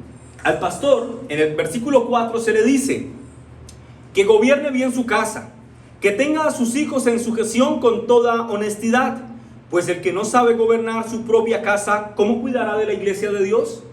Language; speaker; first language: Spanish; native; Spanish